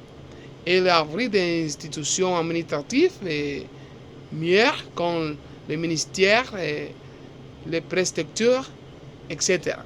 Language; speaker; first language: French; non-native, learner; Spanish